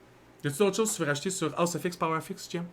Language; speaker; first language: French; native; French